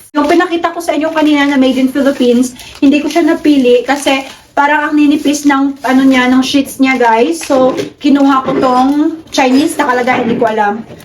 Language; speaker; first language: Filipino; non-native, local second language; Cebuano